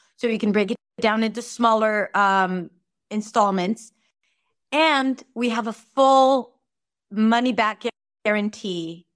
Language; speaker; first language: English; non-native, fluent; Hebrew